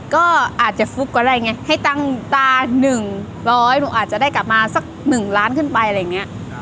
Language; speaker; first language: Thai; native; Thai